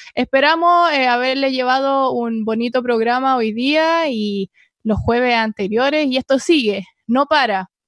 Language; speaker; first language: Spanish; native; Spanish